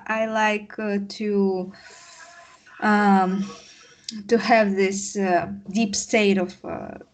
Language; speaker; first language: English; non-native, learner; Russian